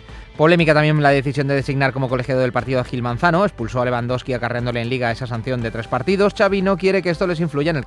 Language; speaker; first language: Spanish; native; Spanish